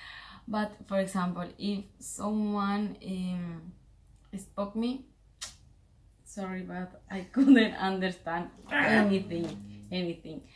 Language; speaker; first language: English; non-native, learner; Spanish